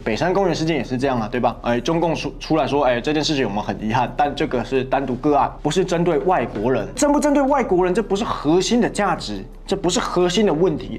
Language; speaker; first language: Chinese; native; Chinese